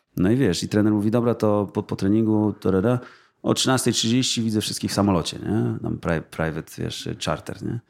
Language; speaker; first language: Polish; native; Polish